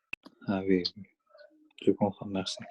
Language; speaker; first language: French; non-native, learner; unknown